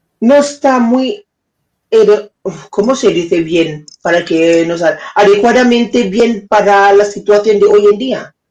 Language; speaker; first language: Spanish; non-native, fluent; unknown